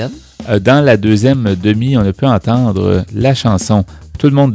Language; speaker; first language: French; native; French